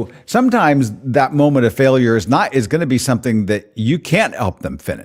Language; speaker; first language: English; native; English